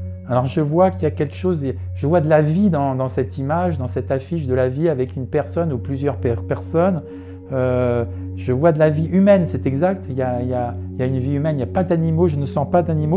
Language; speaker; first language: French; native; French